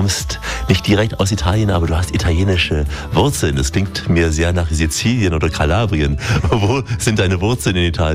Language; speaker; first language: German; native; German